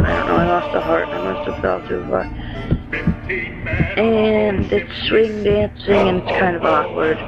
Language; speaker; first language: English; native; English